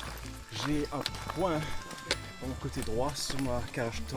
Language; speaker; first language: French; non-native, fluent; English